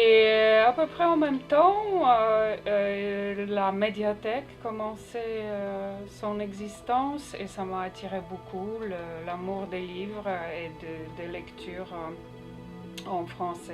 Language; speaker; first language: French; non-native, fluent; Polish